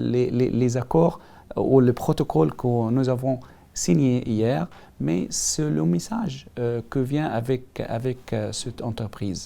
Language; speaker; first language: French; non-native, learner; Arabic